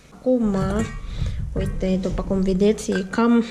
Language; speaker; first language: Romanian; non-native, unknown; Filipino